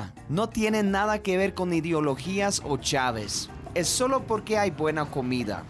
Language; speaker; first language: Spanish; non-native, fluent; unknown